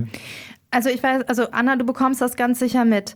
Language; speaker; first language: German; native; German